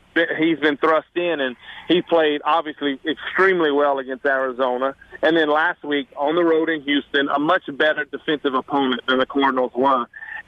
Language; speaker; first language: English; native; English